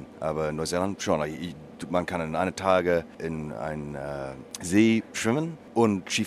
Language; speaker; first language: German; non-native, learner; English